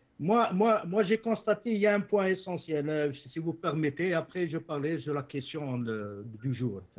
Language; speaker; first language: French; non-native, local second language; Arabic